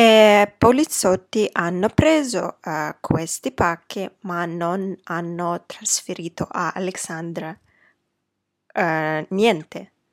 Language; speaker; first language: Italian; non-native, fluent; Russian